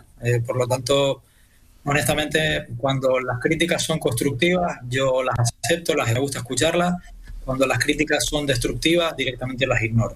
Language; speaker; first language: Spanish; native; Spanish